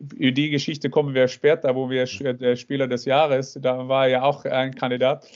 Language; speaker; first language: German; non-native, fluent; Norwegian